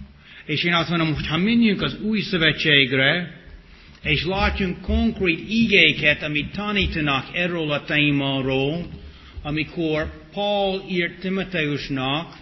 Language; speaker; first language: Hungarian; non-native, fluent; English